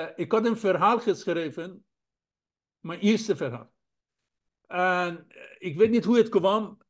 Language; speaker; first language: Dutch; non-native, fluent; Persian